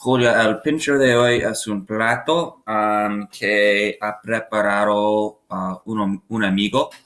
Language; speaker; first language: Spanish; non-native, learner; English